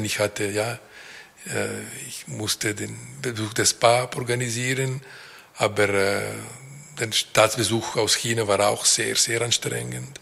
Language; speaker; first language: German; non-native, local second language; French